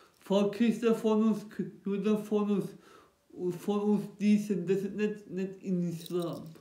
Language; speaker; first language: German; non-native, local second language; Turkish